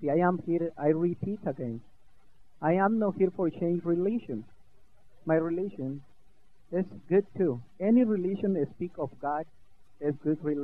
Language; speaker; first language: English; non-native, learner; Spanish